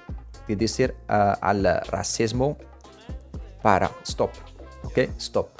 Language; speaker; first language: Spanish; non-native, fluent; Arabic